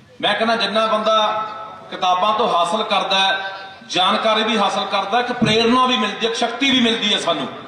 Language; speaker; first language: Punjabi; native; Punjabi